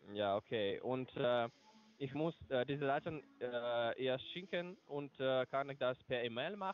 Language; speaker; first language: German; non-native, learner; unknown